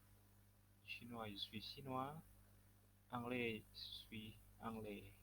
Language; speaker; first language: French; non-native, fluent; Indonesian